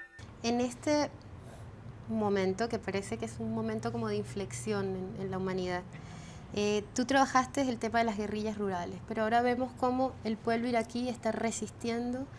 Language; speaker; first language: Spanish; native; Spanish